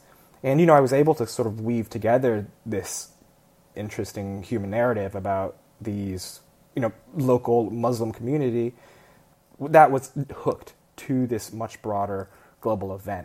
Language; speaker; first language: English; early bilingual, other home language; Chinese